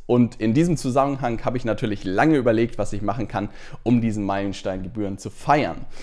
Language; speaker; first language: German; native; German